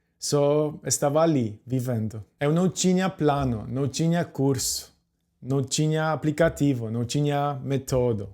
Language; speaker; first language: Portuguese; non-native, fluent; Polish